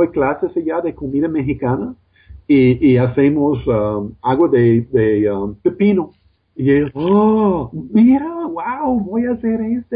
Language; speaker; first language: Spanish; non-native, fluent; English